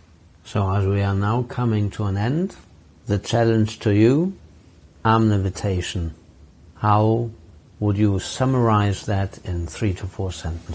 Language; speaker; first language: English; non-native, fluent; German